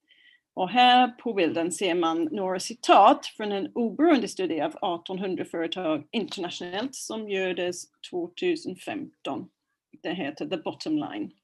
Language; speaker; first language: Swedish; non-native, fluent; English